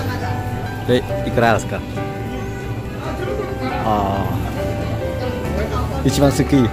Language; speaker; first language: Japanese; non-native, learner; Vietnamese